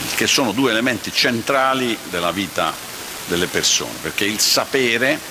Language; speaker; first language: Italian; native; Italian